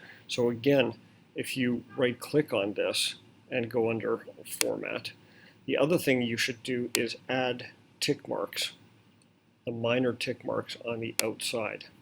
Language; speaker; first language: English; native; English